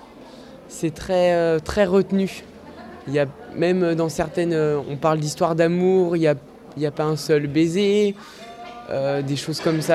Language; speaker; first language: French; native; French